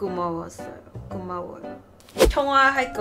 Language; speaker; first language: Korean; non-native, learner; Cantonese